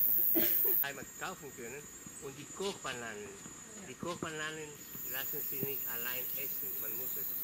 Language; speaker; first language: German; non-native, learner; Spanish